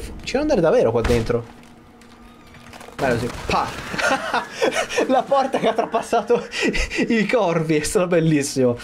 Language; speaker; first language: Italian; native; Italian